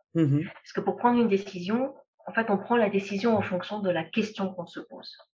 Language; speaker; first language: French; non-native, local second language; Arabic